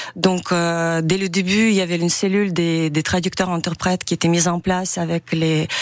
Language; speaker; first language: French; non-native, fluent; Ukrainian